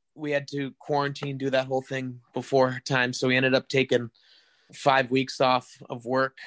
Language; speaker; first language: English; native; English